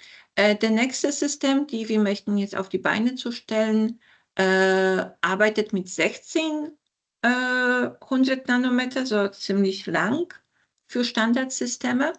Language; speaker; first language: German; non-native, fluent; Polish